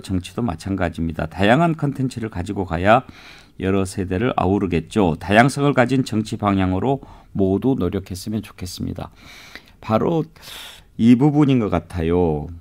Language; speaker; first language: Korean; native; Korean